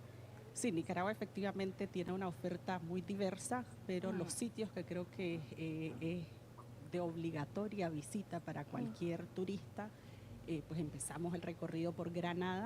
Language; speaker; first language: Spanish; native; Spanish